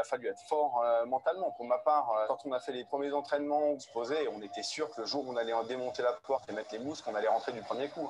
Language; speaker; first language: French; native; French